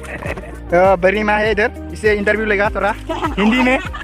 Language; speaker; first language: Hindi; non-native, local second language; Bodo